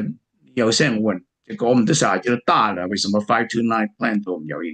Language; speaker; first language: Chinese; native; Chinese